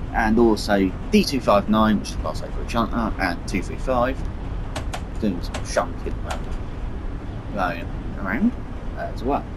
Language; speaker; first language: English; native; English